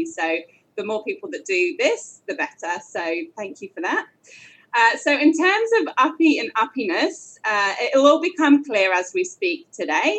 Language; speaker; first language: English; native; English